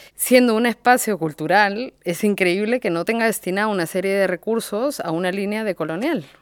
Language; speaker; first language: Spanish; native; Spanish